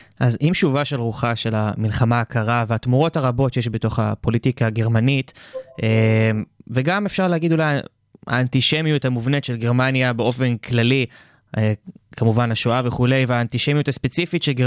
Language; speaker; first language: Hebrew; native; Hebrew